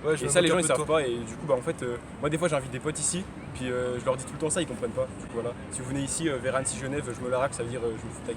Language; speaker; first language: French; native; French